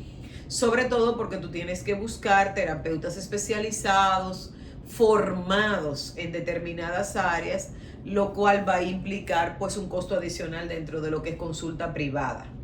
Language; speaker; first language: Spanish; native; Spanish